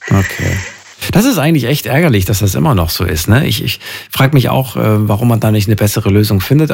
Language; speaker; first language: German; native; German